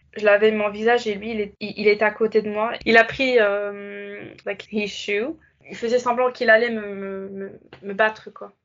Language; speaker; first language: French; non-native, local second language; Arabic